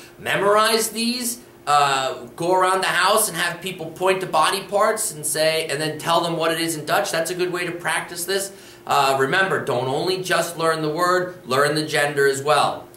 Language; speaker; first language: English; native; English